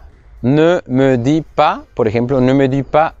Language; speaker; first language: French; non-native, fluent; Spanish